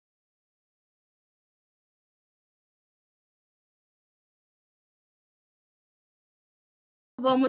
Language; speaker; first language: Spanish; non-native, fluent; Portuguese